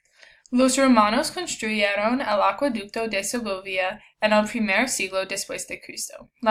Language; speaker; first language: Spanish; non-native, learner; English